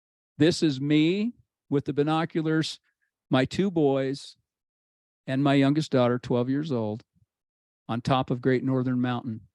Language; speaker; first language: English; native; English